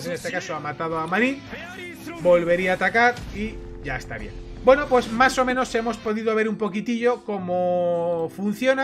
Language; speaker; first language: Spanish; native; Spanish